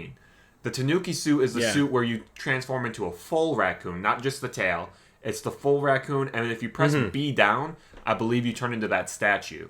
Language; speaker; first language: English; native; English